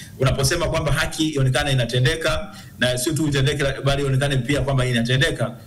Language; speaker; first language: Swahili; native; Swahili